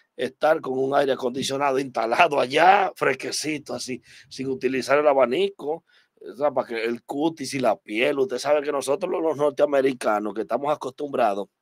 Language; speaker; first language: Spanish; native; Spanish